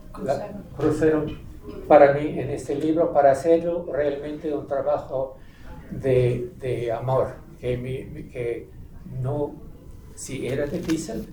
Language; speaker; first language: Spanish; non-native, fluent; English